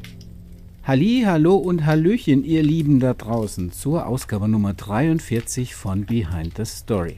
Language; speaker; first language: German; native; German